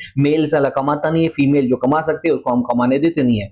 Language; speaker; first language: Hindi; native; Hindi